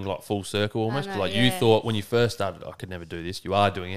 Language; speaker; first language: English; native; English